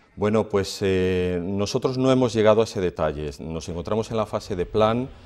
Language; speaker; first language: Spanish; native; Spanish